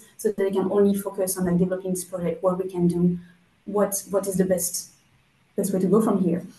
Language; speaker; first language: English; non-native, fluent; French